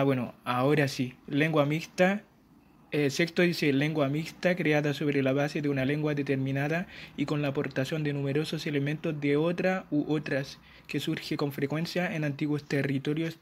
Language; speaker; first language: Spanish; non-native, fluent; Haitian Creole